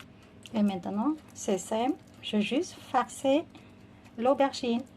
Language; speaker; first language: French; non-native, fluent; Vietnamese